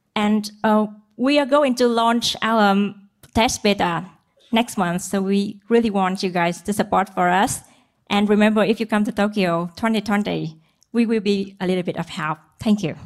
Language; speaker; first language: English; non-native, learner; Vietnamese